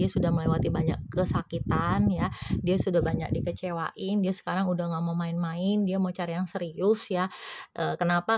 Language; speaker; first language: Indonesian; native; Indonesian